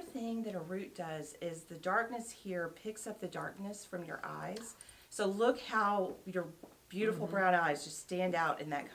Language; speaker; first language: English; native; English